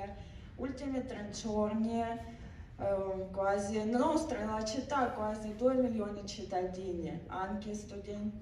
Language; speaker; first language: Italian; non-native, learner; Ukrainian